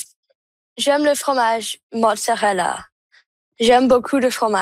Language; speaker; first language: French; non-native, local second language; English